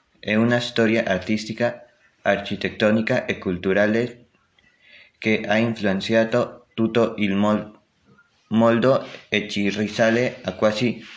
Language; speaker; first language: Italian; non-native, learner; Spanish